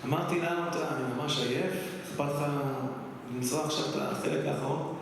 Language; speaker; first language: Hebrew; early bilingual, other home language; English